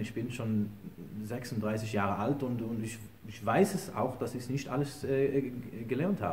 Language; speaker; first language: German; non-native, fluent; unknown